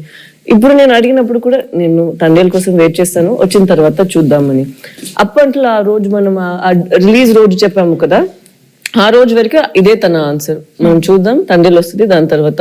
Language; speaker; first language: Telugu; non-native, fluent; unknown